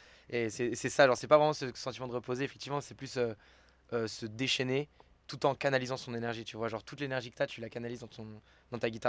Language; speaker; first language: French; native; French